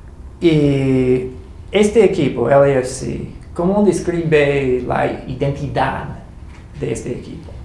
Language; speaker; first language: Spanish; non-native, learner; English